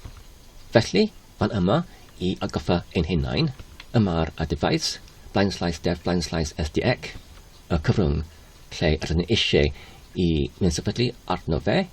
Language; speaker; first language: Welsh; non-native, learner; Polish